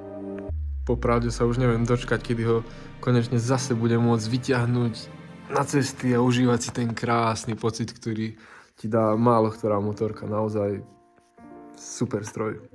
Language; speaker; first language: Slovak; native; Slovak